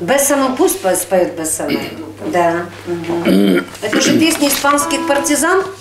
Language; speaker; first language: Russian; native; Russian